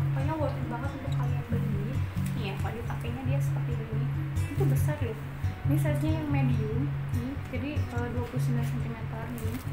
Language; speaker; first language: Indonesian; non-native, local second language; Javanese